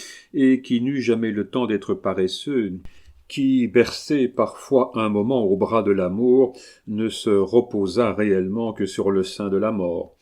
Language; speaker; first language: French; native; French